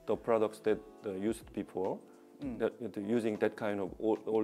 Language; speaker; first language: English; non-native, learner; Korean